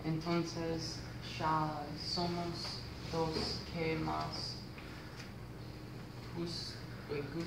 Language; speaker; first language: Spanish; non-native, learner; English